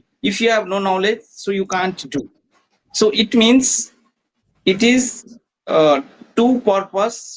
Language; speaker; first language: English; non-native, learner; Maithili